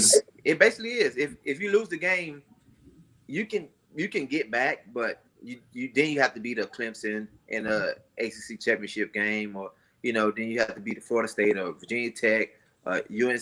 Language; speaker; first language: English; native; English